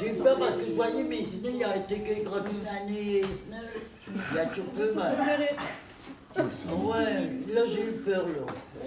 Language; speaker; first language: French; native; French